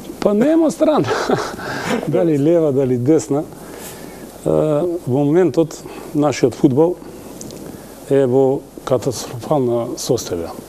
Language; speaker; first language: Macedonian; non-native, local second language; Albanian